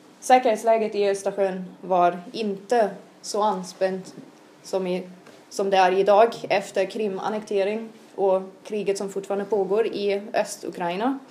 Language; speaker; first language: Swedish; non-native, fluent; German